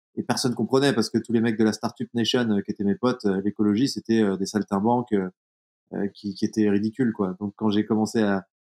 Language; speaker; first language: French; native; French